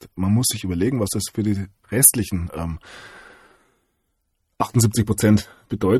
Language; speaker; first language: German; native; German